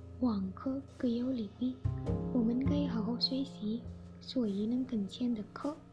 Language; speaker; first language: Chinese; non-native, learner; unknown